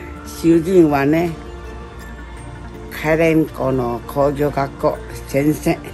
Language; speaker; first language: Japanese; non-native, local second language; Chinese